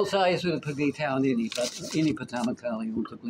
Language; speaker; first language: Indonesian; non-native, fluent; English